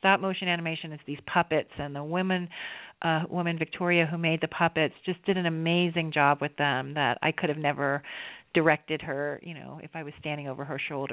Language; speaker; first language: English; native; English